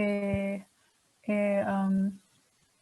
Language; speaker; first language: French; early bilingual, heritage; German